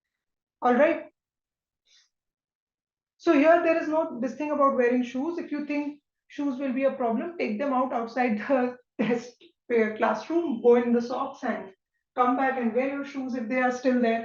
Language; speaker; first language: English; non-native, local second language; Hindi